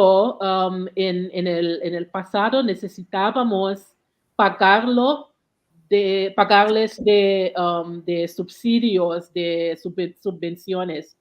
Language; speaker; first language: Spanish; non-native, learner; English